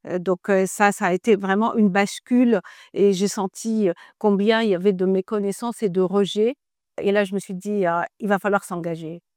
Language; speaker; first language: French; non-native, local second language; Arabic